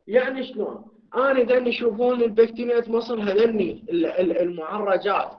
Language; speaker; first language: Arabic; native; Arabic